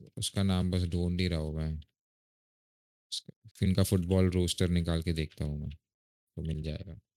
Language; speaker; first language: Hindi; native; Hindi